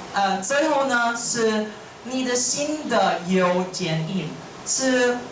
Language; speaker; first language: Chinese; non-native, learner; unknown